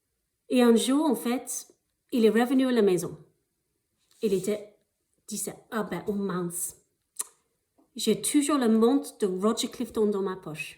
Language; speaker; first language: French; non-native, fluent; English